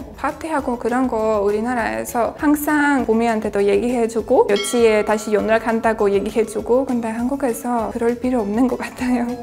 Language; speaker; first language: Korean; non-native, fluent; Latvian